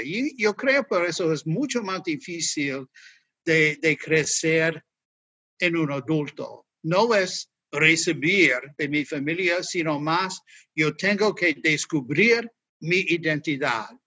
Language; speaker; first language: Spanish; non-native, learner; English